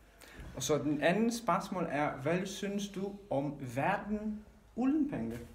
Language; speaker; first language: Danish; non-native, learner; Polish